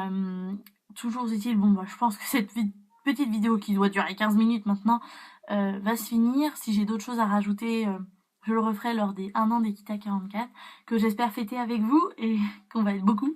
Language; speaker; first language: French; native; French